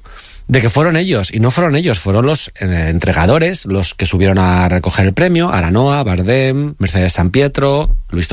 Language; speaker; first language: Spanish; native; Spanish